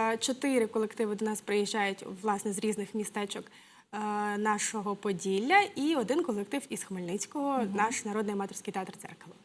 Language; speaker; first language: Ukrainian; native; Ukrainian